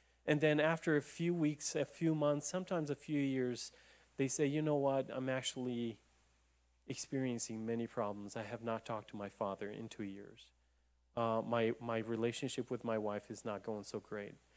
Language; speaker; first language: English; non-native, fluent; Romanian